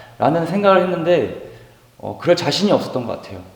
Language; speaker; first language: Korean; native; Korean